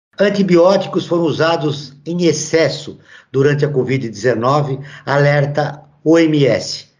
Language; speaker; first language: Portuguese; native; Portuguese